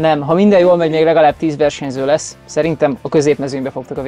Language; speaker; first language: Hungarian; native; Hungarian